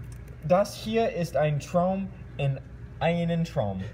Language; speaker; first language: German; non-native, learner; English